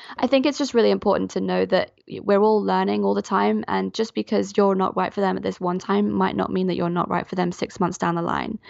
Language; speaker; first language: English; non-native, fluent; French